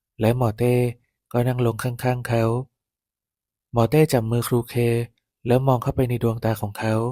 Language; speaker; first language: Thai; native; Thai